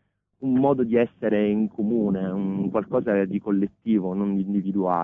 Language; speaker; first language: Italian; native; Italian